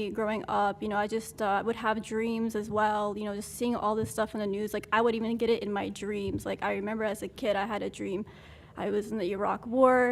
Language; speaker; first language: English; early bilingual, other home language; Arabic